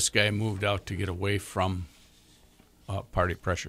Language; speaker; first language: English; native; English